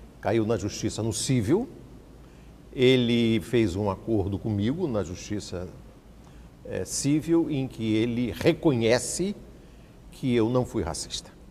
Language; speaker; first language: Portuguese; native; Portuguese